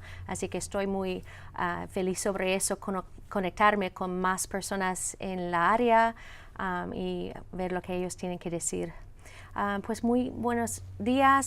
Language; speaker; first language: Spanish; non-native, fluent; English